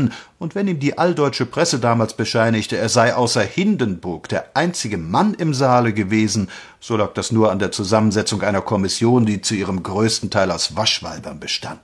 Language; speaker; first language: German; native; German